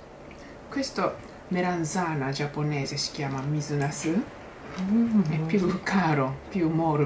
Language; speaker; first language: Italian; non-native, learner; Japanese